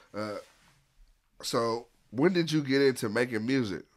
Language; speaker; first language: English; native; English